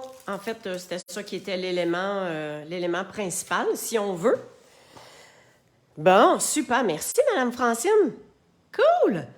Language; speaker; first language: French; native; French